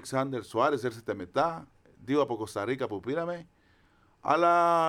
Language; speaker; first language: Greek; non-native, fluent; Spanish